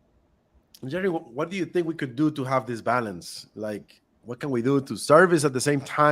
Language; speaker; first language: English; non-native, fluent; Spanish